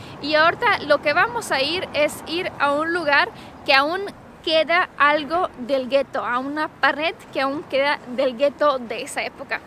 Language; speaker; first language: Spanish; non-native, fluent; Romanian